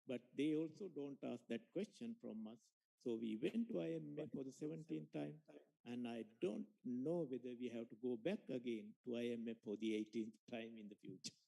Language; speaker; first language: English; non-native, local second language; Sinhala